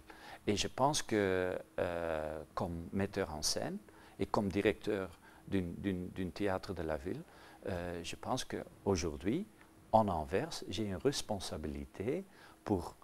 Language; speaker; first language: French; non-native, local second language; Dutch